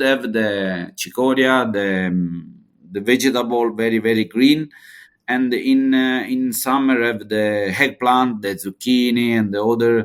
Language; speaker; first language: English; non-native, learner; Italian